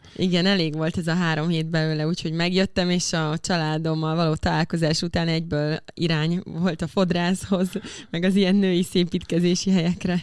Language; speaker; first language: Hungarian; native; Hungarian